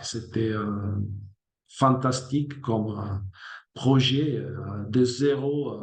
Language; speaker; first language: French; non-native, fluent; Italian